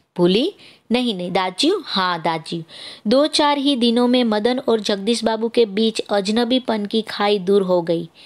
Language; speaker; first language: Hindi; non-native, local second language; Gujarati